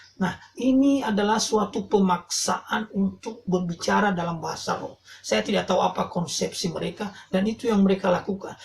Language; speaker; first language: Indonesian; non-native, local second language; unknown